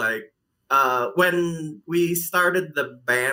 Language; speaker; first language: English; non-native, fluent; Indonesian